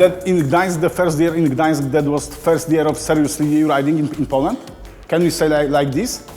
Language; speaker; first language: English; non-native, learner; Polish